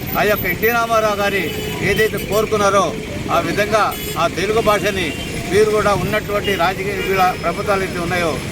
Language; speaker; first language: Telugu; native; Telugu